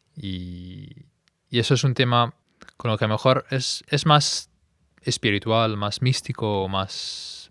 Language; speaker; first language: Spanish; non-native, fluent; Italian